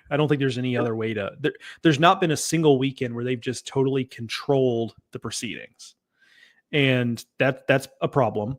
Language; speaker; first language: English; native; English